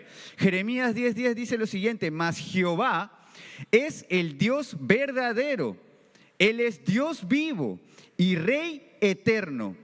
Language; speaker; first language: Spanish; native; Spanish